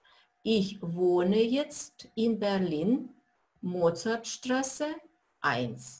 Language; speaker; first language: German; non-native, fluent; Russian